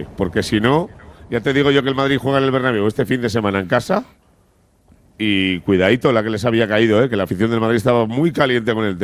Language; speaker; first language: Spanish; native; Spanish